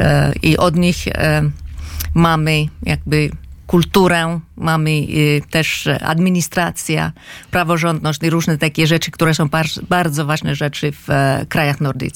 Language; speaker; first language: Polish; non-native, fluent; Finnish